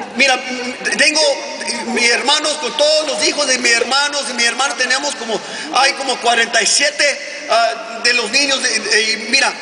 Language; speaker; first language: Spanish; early bilingual, heritage; Spanish